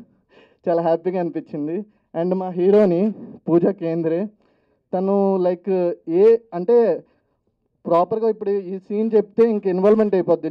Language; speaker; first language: Telugu; native; Telugu